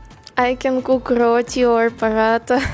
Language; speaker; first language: English; non-native, learner; Russian